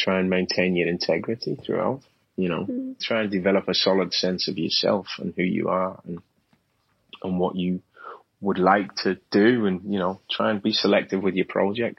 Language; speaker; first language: English; native; English